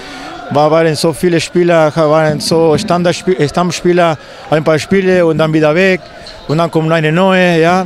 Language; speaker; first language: German; non-native, fluent; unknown